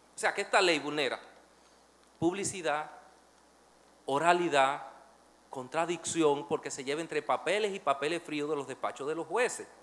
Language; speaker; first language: Spanish; native; Spanish